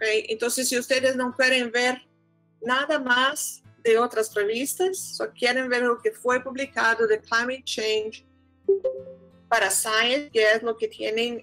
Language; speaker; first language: Spanish; non-native, fluent; Portuguese